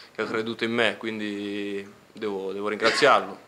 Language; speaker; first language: Italian; native; Italian